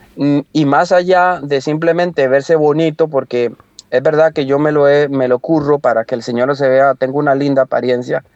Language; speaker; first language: Spanish; native; Spanish